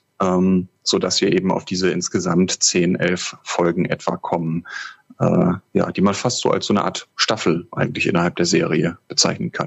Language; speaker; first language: German; native; German